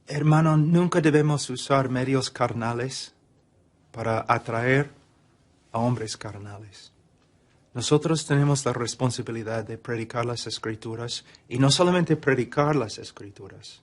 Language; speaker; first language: Spanish; non-native, fluent; English